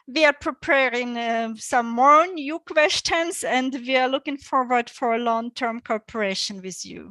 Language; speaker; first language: English; non-native, fluent; Ukrainian